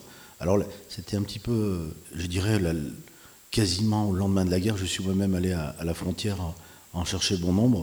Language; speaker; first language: French; native; French